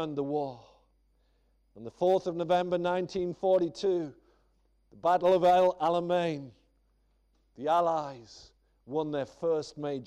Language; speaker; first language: English; native; English